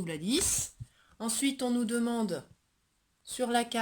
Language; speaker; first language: French; native; French